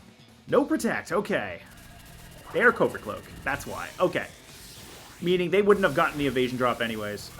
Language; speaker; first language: English; native; English